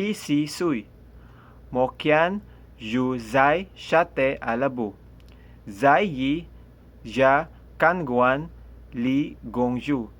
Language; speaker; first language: Chinese; non-native, learner; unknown